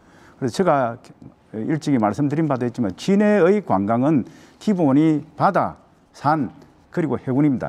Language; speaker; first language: Korean; native; Korean